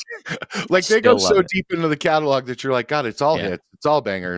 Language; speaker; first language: English; native; English